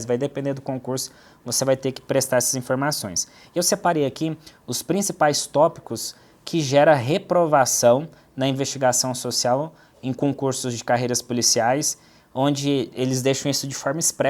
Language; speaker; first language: Portuguese; native; Portuguese